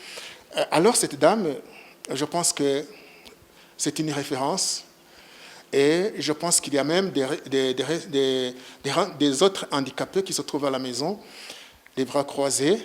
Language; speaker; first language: French; non-native, local second language; Rundi